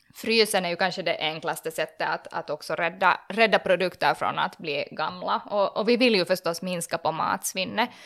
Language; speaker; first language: Swedish; native; Swedish